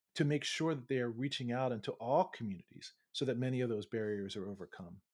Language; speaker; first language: English; native; English